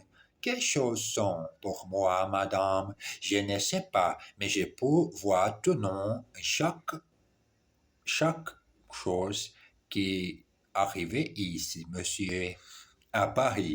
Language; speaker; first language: French; non-native, learner; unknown